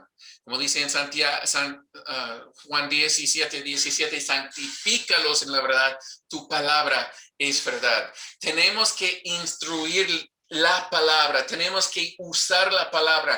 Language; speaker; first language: Spanish; non-native, fluent; English